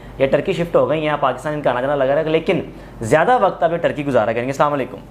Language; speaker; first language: Urdu; non-native, local second language; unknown